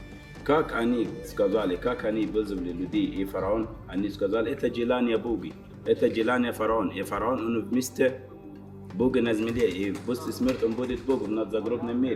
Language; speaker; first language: Russian; non-native, learner; Arabic